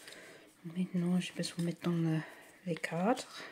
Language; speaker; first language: French; non-native, learner; English